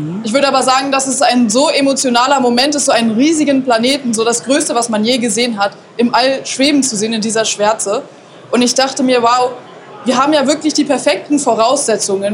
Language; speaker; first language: German; native; German